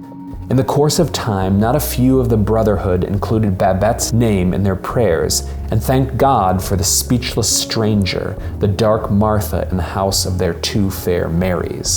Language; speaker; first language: English; native; English